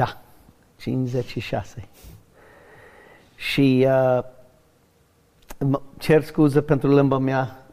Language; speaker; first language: Romanian; non-native, learner; English